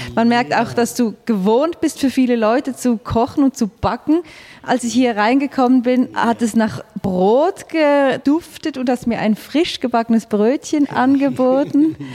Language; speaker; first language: German; native; German